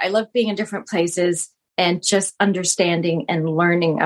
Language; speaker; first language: English; non-native, fluent; Vietnamese